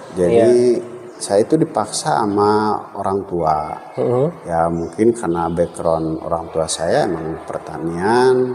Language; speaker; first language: Indonesian; native; Indonesian